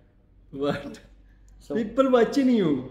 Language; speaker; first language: English; non-native, local second language; Punjabi